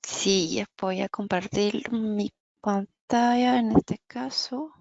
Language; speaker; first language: Spanish; non-native, fluent; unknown